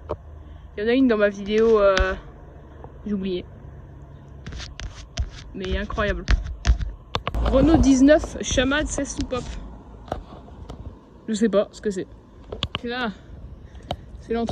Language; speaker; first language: French; native; French